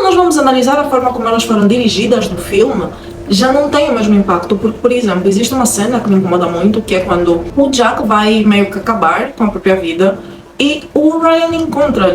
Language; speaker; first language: Portuguese; native; Portuguese